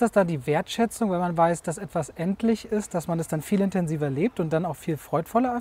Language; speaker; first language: German; native; German